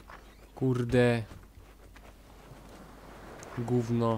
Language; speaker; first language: Polish; native; Polish